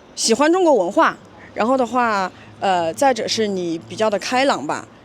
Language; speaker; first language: Chinese; native; Chinese